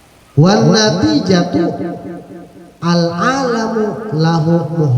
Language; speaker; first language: Arabic; non-native, fluent; Indonesian